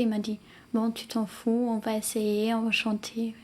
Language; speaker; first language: French; non-native, fluent; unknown